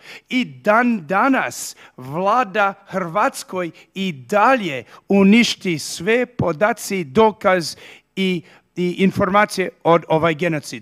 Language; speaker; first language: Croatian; early bilingual, heritage; Serbian